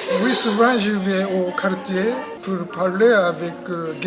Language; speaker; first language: French; non-native, learner; Japanese